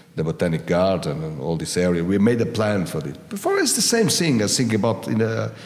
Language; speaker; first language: English; non-native, fluent; Portuguese